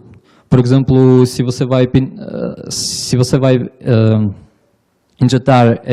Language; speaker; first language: Portuguese; non-native, learner; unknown